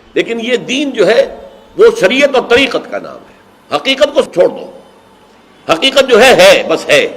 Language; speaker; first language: Urdu; native; Urdu